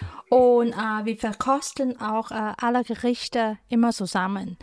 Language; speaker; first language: German; non-native, fluent; Chinese